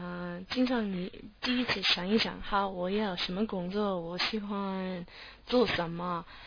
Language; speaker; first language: Chinese; non-native, learner; English